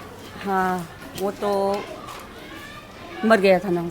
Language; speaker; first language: Hindi; non-native, local second language; Manipuri